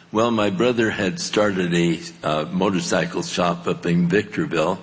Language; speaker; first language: English; native; English